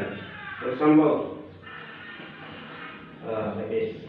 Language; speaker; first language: English; non-native, learner; Indonesian